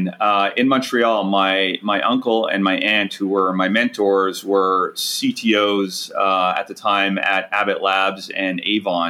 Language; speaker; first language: English; native; English